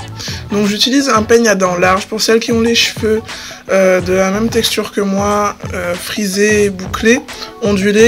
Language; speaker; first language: French; native; French